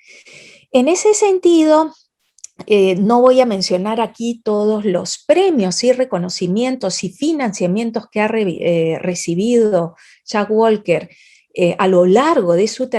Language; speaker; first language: Spanish; native; Spanish